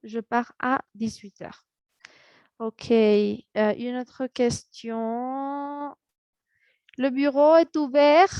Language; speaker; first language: French; non-native, fluent; Spanish